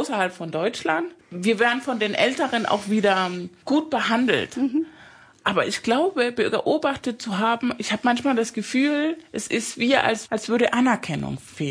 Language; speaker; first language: German; non-native, fluent; Spanish